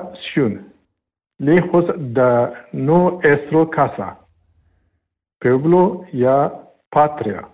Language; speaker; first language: Spanish; non-native, learner; Pashto